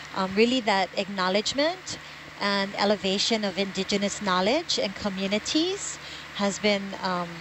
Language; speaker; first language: English; native; English